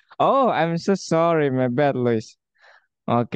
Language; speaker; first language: English; non-native, fluent; Indonesian